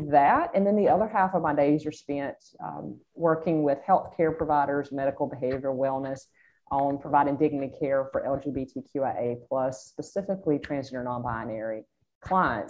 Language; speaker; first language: English; native; English